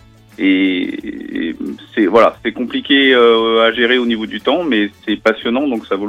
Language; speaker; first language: French; native; French